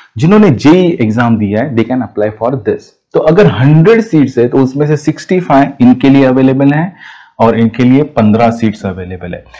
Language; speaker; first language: Hindi; non-native, local second language; Marathi